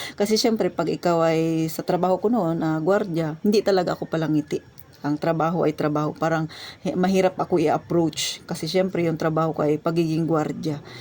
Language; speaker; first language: Filipino; non-native, local second language; Cebuano